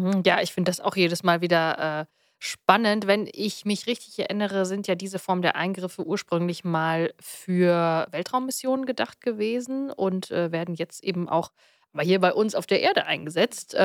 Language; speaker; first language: German; native; German